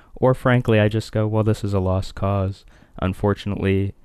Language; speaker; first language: English; early bilingual, other home language; Hindi